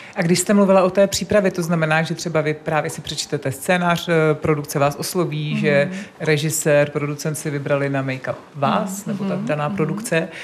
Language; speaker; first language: Czech; native; Czech